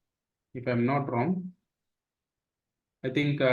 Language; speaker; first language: English; non-native, local second language; Telugu